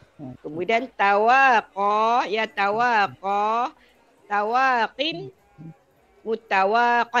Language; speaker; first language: Arabic; non-native, learner; Malay